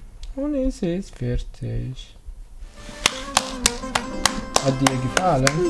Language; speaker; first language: German; non-native, learner; Arabic